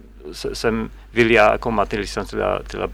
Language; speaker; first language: Icelandic; non-native, learner; Polish